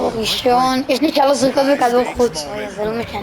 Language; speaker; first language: Hebrew; native; Hebrew